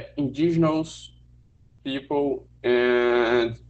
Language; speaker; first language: English; non-native, learner; Portuguese